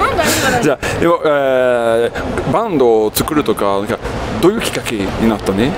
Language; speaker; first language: Japanese; non-native, fluent; French